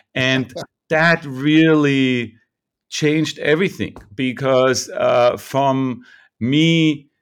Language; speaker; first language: English; non-native, fluent; German